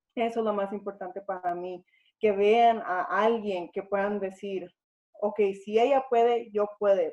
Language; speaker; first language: Spanish; early bilingual, other home language; English